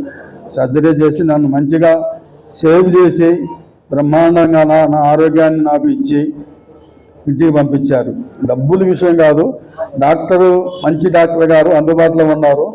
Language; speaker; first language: Telugu; native; Telugu